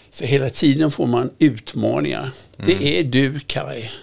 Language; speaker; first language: Swedish; native; Swedish